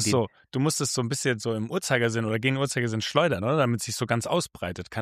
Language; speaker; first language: German; native; German